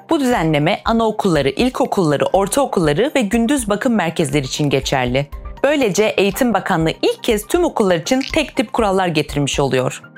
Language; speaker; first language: Turkish; early bilingual, heritage; Turkish